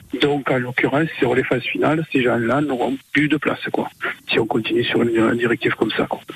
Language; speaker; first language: French; native; French